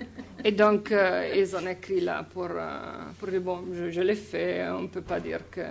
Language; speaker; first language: French; non-native, fluent; Italian